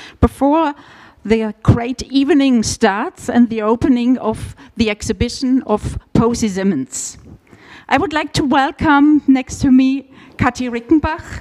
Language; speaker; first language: English; non-native, fluent; German